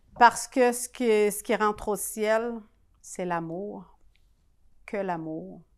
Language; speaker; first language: French; native; French